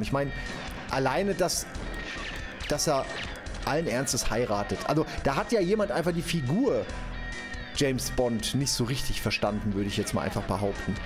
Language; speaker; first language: German; native; German